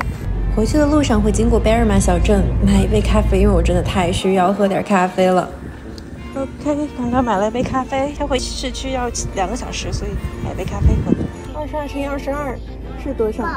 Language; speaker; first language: Chinese; native; Chinese